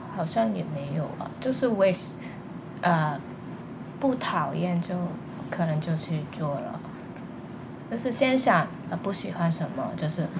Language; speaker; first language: Chinese; non-native, fluent; Cantonese